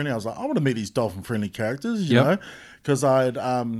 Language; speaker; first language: English; native; English